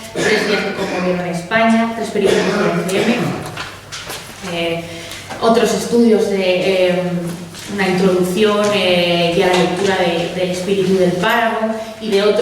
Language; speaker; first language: Spanish; native; Spanish